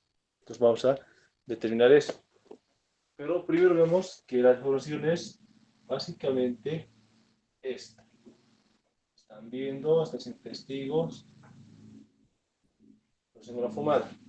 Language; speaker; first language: Spanish; native; Spanish